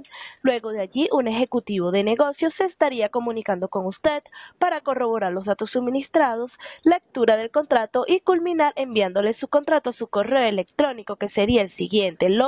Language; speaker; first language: Spanish; native; Spanish